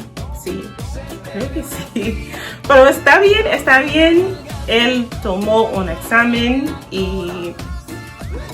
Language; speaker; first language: Spanish; non-native, learner; English